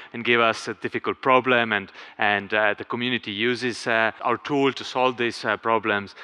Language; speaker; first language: English; non-native, fluent; Estonian